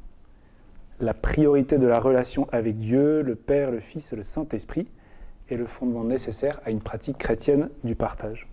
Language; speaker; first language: French; native; French